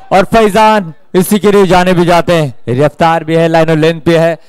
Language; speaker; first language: Hindi; non-native, local second language; Marathi